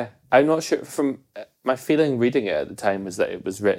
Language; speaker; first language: English; native; English